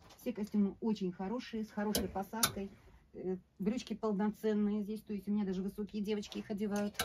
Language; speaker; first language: Russian; native; Russian